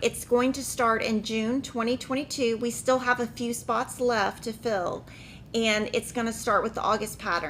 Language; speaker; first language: English; native; English